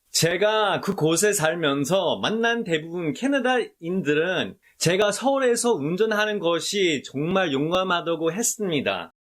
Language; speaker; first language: Korean; non-native, fluent; English